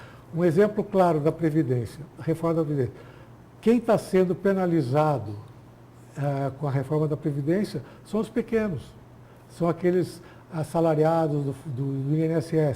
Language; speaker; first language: Portuguese; native; Portuguese